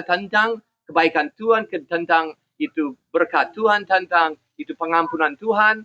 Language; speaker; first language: Indonesian; non-native, fluent; English